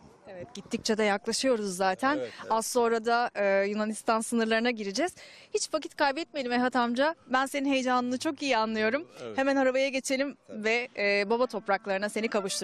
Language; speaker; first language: Turkish; native; Turkish